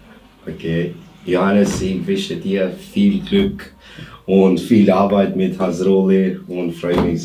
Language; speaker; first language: German; non-native, learner; Albanian